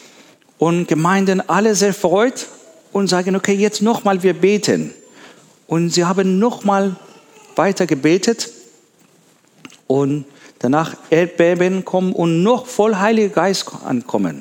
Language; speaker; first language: German; non-native, learner; Persian